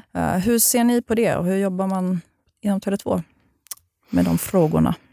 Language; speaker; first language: Swedish; native; Swedish